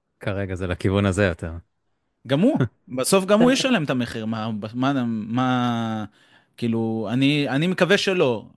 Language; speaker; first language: Hebrew; native; Hebrew